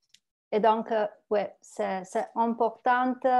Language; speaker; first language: French; non-native, learner; Italian